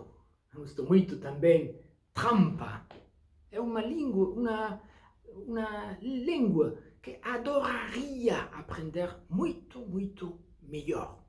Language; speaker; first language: Portuguese; non-native, learner; Basque